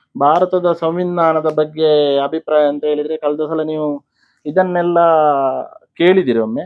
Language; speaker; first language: Kannada; non-native, local second language; Konkani